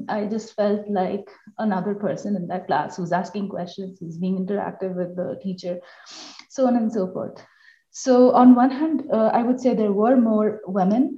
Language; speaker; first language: English; non-native, local second language; Bangla